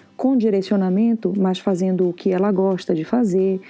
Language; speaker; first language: Portuguese; native; Portuguese